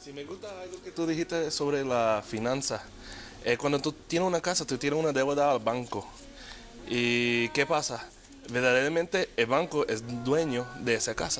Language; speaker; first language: Spanish; early bilingual, heritage; Spanish